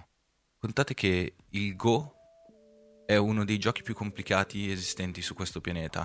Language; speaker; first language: Italian; native; Italian